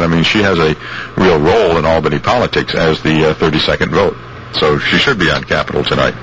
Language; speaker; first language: English; native; English